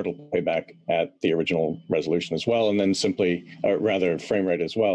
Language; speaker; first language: English; native; English